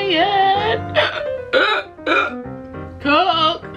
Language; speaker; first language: Korean; non-native, fluent; English